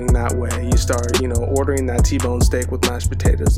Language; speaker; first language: English; native; English